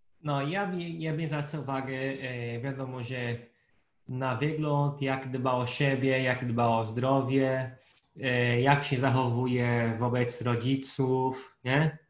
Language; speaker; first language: Polish; non-native, fluent; Portuguese